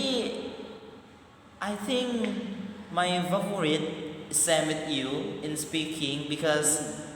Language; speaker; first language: English; non-native, learner; Madurese